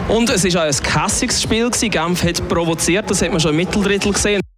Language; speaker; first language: German; native; German